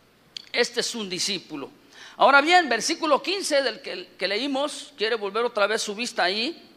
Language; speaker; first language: Spanish; native; Spanish